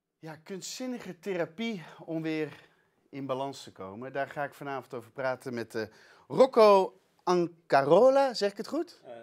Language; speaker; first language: Dutch; native; Dutch